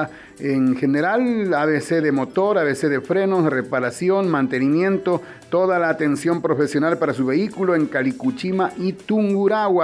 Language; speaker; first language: Spanish; native; Spanish